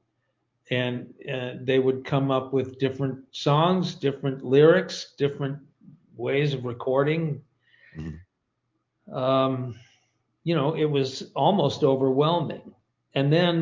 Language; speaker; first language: English; native; English